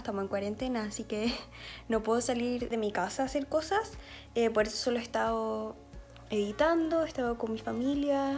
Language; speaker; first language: Spanish; native; Spanish